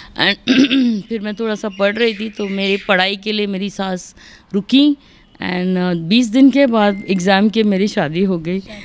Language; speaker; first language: Hindi; native; Hindi